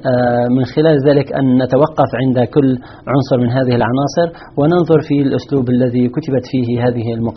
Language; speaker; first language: Arabic; native; Arabic